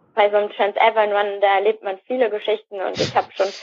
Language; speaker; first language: German; native; German